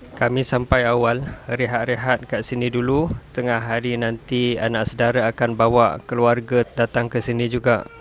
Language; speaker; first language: Malay; non-native, fluent; Western Cham